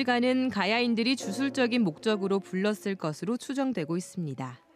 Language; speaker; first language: Korean; native; Korean